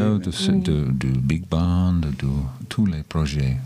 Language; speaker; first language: French; non-native, learner; English